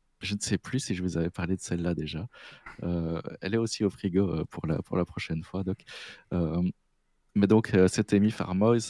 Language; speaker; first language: French; native; French